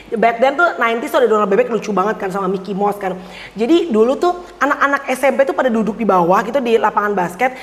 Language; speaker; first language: Indonesian; native; Indonesian